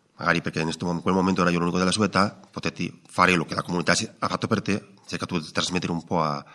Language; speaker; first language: Italian; non-native, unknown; Spanish